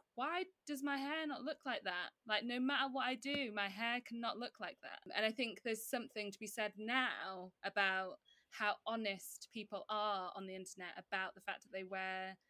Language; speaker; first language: English; native; English